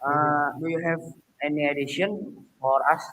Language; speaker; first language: English; non-native, learner; Indonesian